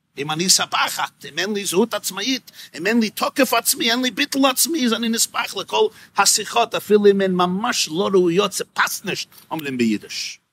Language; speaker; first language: Hebrew; non-native, fluent; English